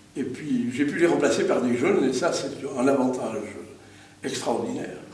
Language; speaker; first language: French; native; French